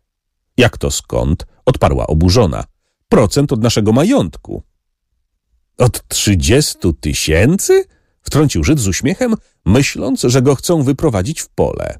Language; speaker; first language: Polish; native; Polish